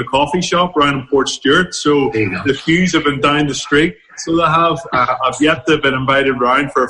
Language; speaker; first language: English; native; English